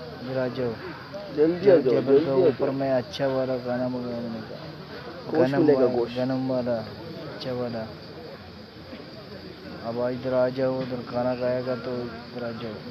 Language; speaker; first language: Hindi; non-native, local second language; Malayalam